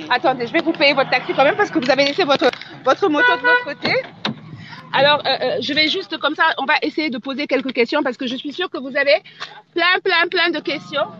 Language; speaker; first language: French; native; French